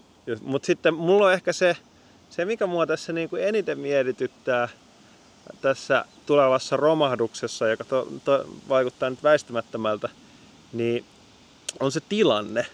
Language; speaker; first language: Finnish; native; Finnish